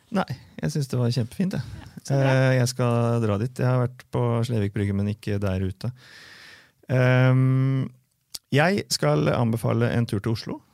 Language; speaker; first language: Norwegian; native; Norwegian